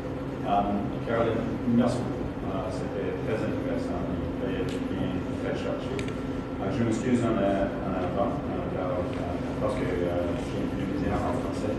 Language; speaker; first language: French; non-native, learner; English